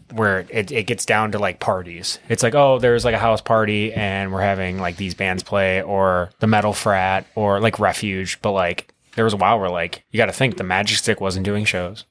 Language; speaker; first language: English; native; English